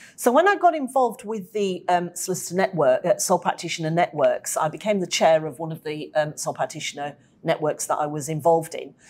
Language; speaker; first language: English; native; English